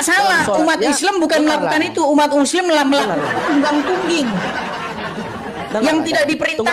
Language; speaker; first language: Indonesian; native; Indonesian